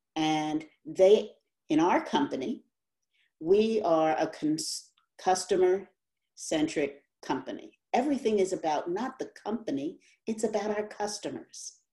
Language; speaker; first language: English; native; English